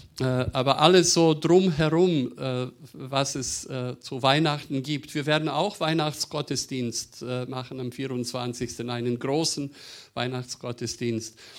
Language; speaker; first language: German; non-native, fluent; Serbian